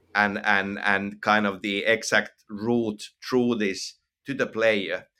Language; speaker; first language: English; non-native, fluent; Finnish